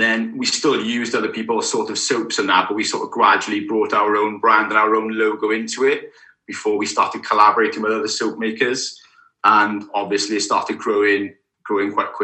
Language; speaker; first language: English; native; English